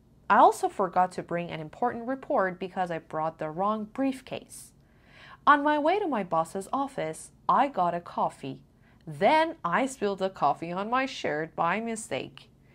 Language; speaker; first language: English; non-native, fluent; Persian